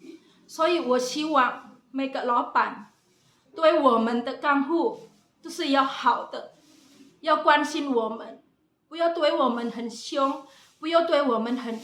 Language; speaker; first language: Chinese; non-native, fluent; Indonesian